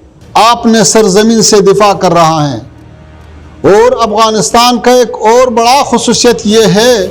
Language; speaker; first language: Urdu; non-native, fluent; Pashto